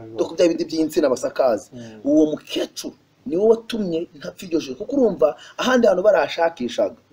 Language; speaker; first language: Kinyarwanda; native; Kinyarwanda